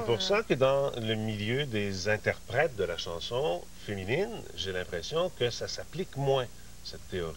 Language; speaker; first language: French; native; French